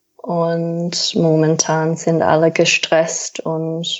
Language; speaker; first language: German; non-native, fluent; English